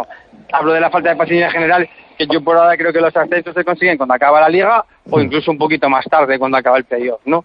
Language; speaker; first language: Spanish; native; Spanish